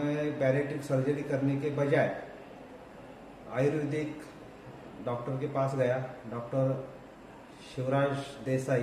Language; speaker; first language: Hindi; non-native, local second language; Marathi